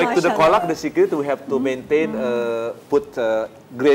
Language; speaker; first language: English; non-native, fluent; Indonesian